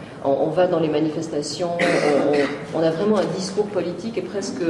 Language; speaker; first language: French; native; French